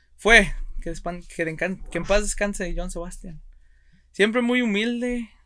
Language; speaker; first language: Spanish; early bilingual, heritage; Spanish